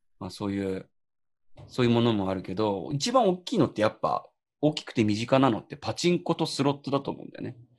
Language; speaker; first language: Japanese; native; Japanese